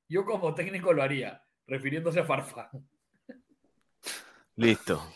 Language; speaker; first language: Spanish; native; Spanish